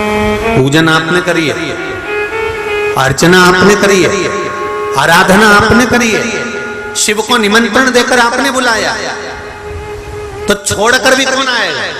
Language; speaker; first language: Hindi; native; Hindi